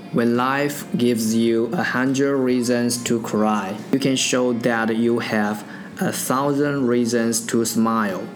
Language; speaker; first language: English; non-native, learner; Chinese